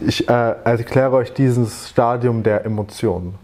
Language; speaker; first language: German; native; German